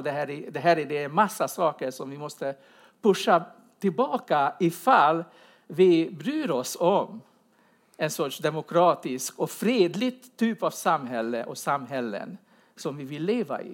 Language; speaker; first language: Swedish; non-native, fluent; Hungarian